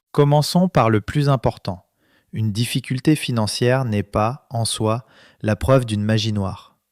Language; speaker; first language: French; native; French